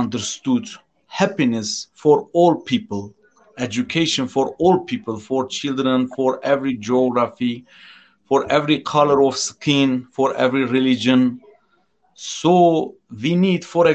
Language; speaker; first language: English; non-native, fluent; Turkish